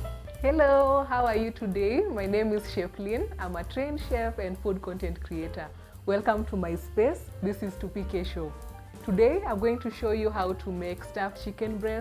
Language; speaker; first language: English; non-native, local second language; Swahili